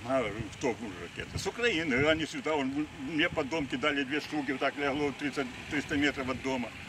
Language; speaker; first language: Russian; native; Russian